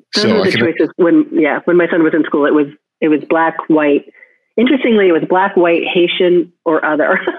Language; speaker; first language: English; native; English